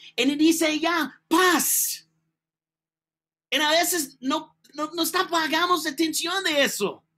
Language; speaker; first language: Spanish; non-native, learner; English